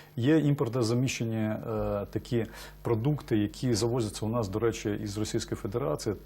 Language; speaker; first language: Ukrainian; native; Ukrainian